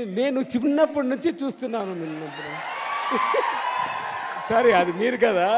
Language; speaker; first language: Telugu; non-native, learner; Tamil